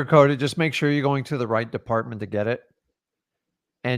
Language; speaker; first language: English; native; English